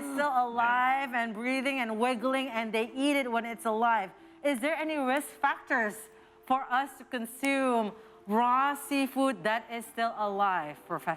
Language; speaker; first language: English; non-native, fluent; Indonesian